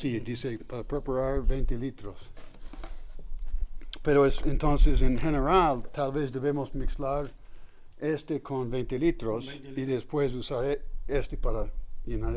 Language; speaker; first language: Spanish; non-native, learner; English